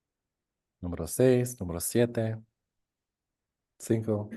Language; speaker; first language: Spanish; non-native, fluent; English